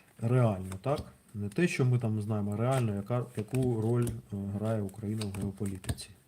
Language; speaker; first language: Ukrainian; non-native, local second language; Russian